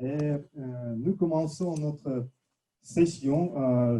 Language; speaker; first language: French; non-native, fluent; Russian